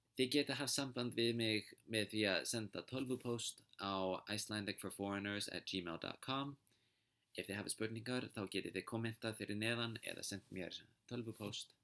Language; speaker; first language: Icelandic; native; Icelandic